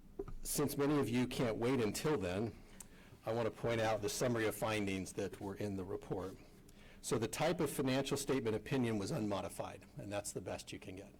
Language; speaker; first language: English; native; English